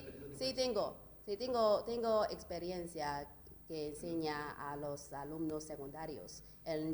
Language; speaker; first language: Spanish; non-native, learner; Chinese